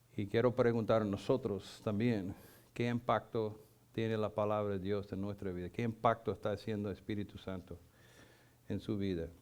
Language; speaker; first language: Spanish; non-native, fluent; English